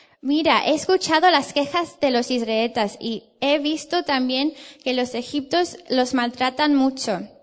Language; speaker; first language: Spanish; non-native, fluent; English